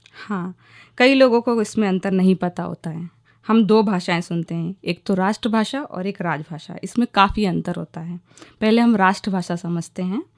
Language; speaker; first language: Hindi; native; Hindi